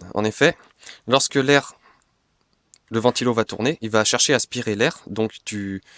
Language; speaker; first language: French; native; French